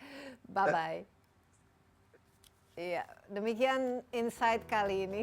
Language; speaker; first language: Indonesian; native; Indonesian